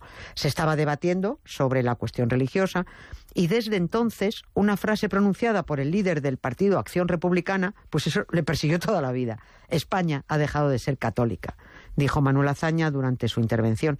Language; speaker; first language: Spanish; native; Spanish